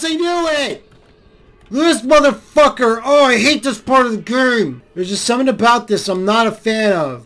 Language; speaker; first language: English; native; English